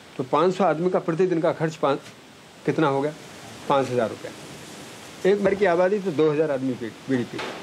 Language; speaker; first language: Hindi; native; Hindi